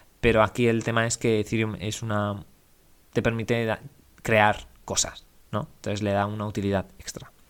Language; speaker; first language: Spanish; native; Spanish